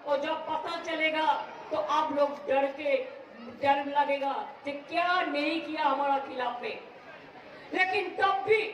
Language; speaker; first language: Hindi; non-native, local second language; Bangla